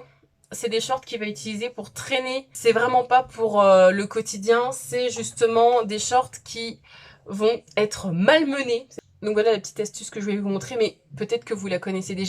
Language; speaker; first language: French; native; French